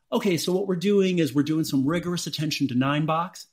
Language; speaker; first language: English; native; English